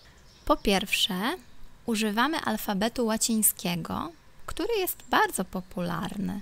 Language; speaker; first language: Polish; non-native, local second language; Ukrainian